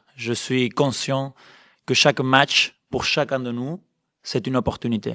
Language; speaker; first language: French; non-native, fluent; Spanish